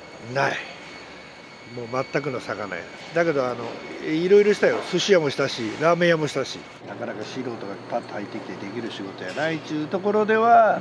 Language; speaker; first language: Japanese; native; Japanese